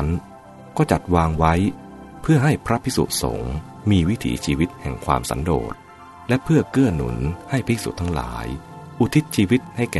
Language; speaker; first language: Thai; native; Thai